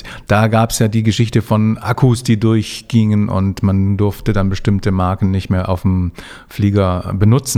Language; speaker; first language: German; native; German